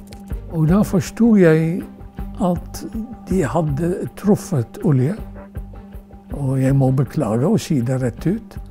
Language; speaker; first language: Norwegian; non-native, fluent; Arabic